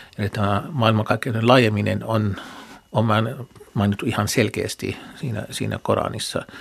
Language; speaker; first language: Finnish; non-native, fluent; Arabic